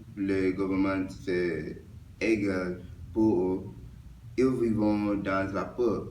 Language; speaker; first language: French; non-native, learner; English